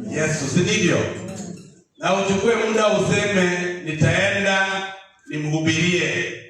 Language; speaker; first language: Swahili; non-native, local second language; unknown